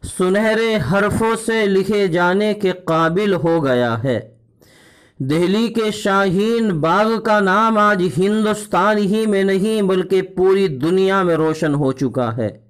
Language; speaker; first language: Urdu; native; Urdu